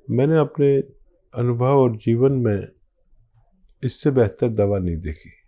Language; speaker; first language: Hindi; native; Hindi